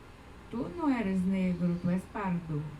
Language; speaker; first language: Spanish; non-native, fluent; Portuguese